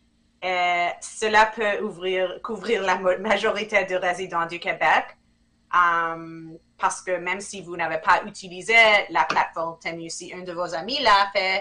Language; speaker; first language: French; non-native, fluent; English